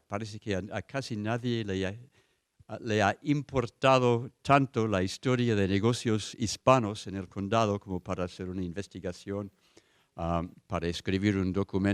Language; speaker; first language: Spanish; non-native, fluent; English